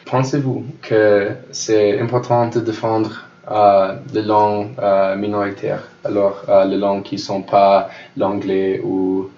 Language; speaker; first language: French; non-native, learner; English